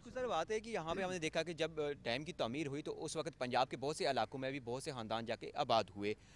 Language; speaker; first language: Urdu; non-native, local second language; Pahari-Potwari